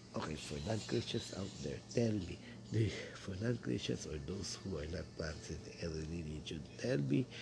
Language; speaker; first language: English; non-native, local second language; Filipino